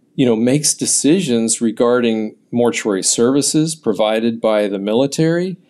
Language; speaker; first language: English; native; English